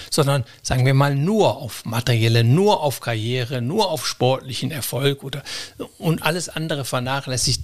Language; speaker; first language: German; native; German